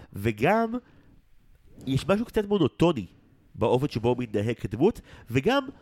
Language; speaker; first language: Hebrew; native; Hebrew